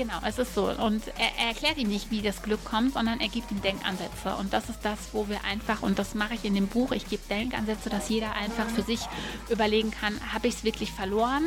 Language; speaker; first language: German; native; German